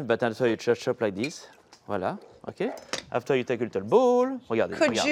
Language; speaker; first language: English; non-native, fluent; French